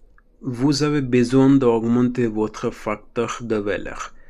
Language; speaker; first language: French; non-native, learner; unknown